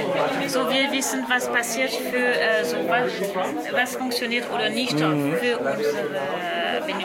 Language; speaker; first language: German; non-native, learner; French